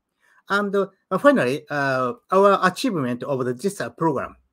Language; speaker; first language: English; non-native, learner; Japanese